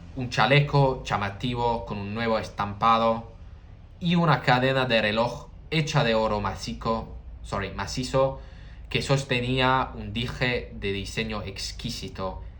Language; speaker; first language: Spanish; non-native, learner; English